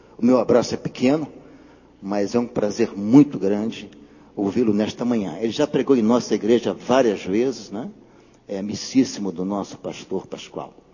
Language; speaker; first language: Portuguese; native; Portuguese